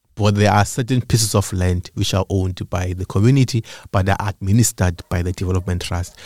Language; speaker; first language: English; non-native, local second language; Xhosa